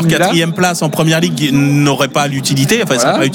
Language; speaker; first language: French; native; French